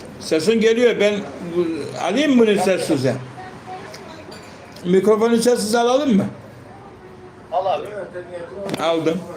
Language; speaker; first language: Turkish; native; Turkish